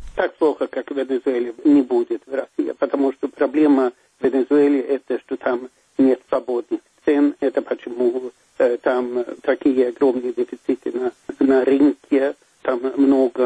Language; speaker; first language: Russian; non-native, fluent; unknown